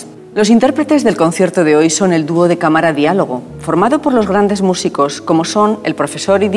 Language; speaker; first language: Spanish; native; Spanish